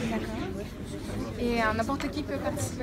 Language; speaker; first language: French; non-native, fluent; Russian